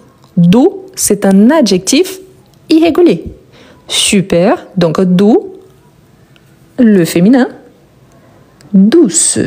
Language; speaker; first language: French; native; French